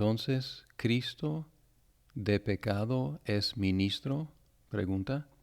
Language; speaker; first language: Spanish; non-native, fluent; English